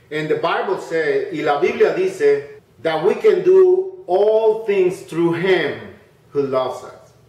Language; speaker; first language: English; non-native, fluent; Spanish